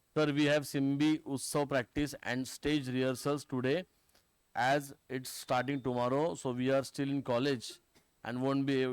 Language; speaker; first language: Hindi; non-native, local second language; Marathi